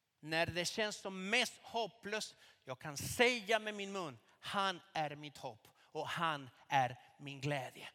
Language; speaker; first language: Swedish; non-native, fluent; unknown